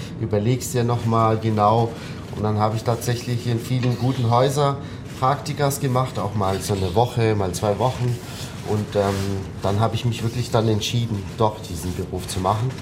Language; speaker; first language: German; non-native, fluent; Arabic